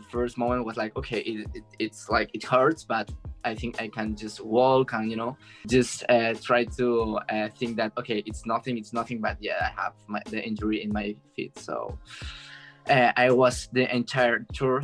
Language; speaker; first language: English; non-native, learner; Spanish